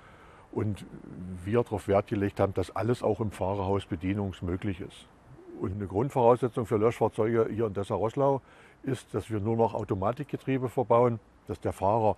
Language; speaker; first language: German; native; German